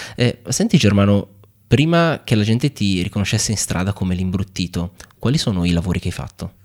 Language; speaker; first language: Italian; native; Italian